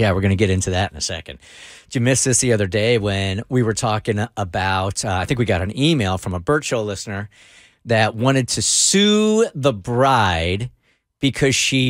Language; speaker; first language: English; native; English